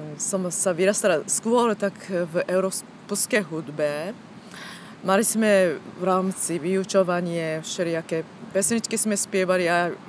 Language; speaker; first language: Slovak; non-native, learner; Japanese